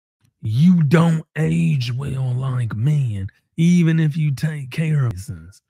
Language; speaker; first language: English; native; English